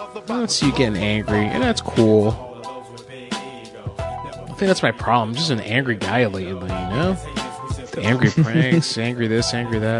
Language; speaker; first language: English; early bilingual, other home language; Spanish